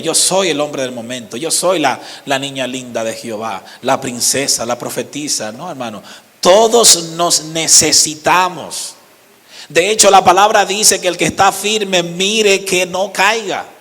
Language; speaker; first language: Spanish; native; Spanish